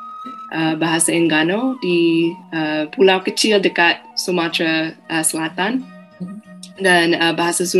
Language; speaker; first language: Indonesian; non-native, fluent; English